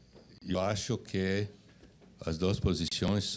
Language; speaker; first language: Portuguese; non-native, fluent; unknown